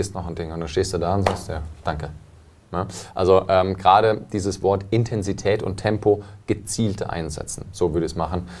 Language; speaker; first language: German; native; German